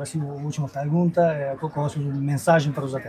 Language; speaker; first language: Portuguese; non-native, fluent; Turkish